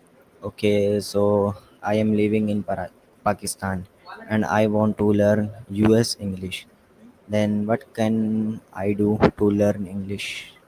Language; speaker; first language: English; non-native, learner; Urdu